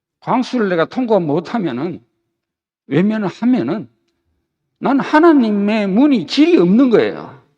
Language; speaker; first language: Korean; native; Korean